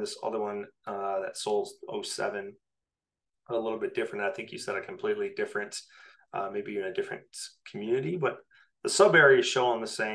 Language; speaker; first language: English; native; English